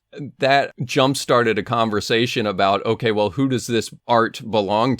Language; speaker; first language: English; native; English